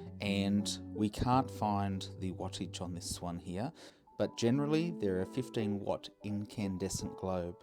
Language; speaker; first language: English; native; English